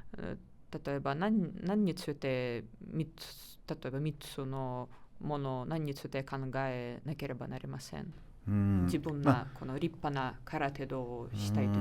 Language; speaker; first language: Japanese; non-native, learner; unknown